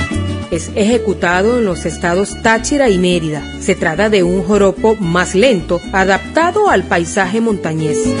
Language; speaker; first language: Spanish; native; Spanish